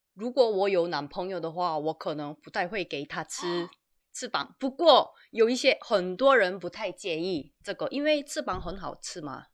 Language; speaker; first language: Chinese; non-native, fluent; Korean